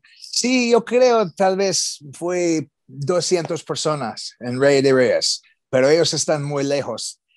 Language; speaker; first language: Spanish; non-native, learner; English